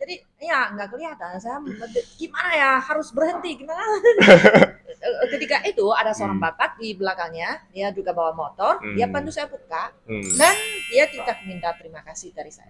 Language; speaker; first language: Indonesian; non-native, fluent; Chinese